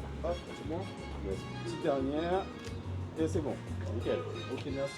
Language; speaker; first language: French; native; French